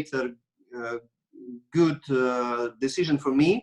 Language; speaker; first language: English; non-native, learner; Russian